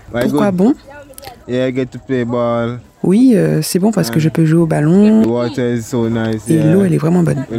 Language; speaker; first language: French; non-native, learner; English